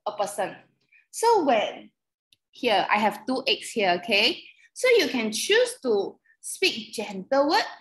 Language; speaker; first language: English; non-native, local second language; Chinese